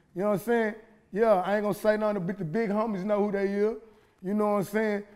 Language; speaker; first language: English; native; English